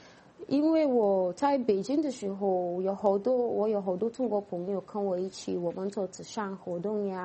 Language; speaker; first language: Chinese; non-native, fluent; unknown